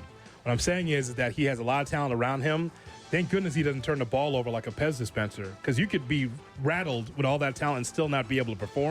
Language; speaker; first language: English; native; English